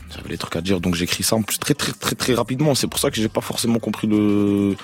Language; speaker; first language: French; native; French